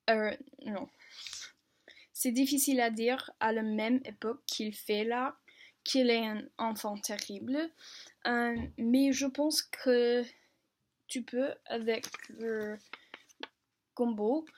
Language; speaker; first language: French; non-native, learner; English